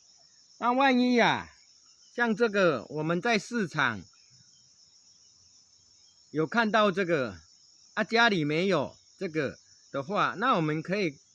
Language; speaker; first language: Chinese; non-native, local second language; Min Nan Chinese